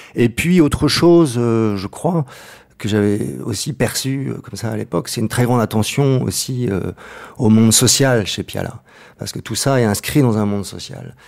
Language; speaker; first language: French; native; French